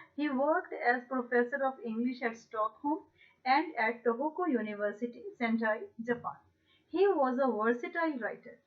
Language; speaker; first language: English; non-native, local second language; Punjabi